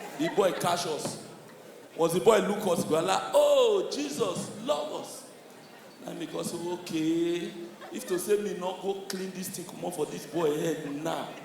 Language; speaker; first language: Nigerian Pidgin; native; Nigerian Pidgin